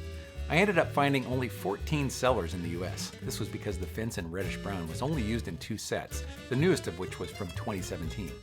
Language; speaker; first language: English; native; English